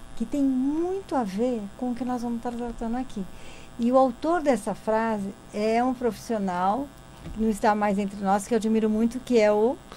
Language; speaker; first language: Portuguese; native; Portuguese